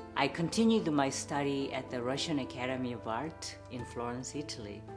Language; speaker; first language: English; non-native, fluent; Korean